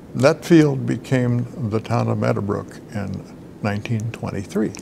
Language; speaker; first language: English; native; English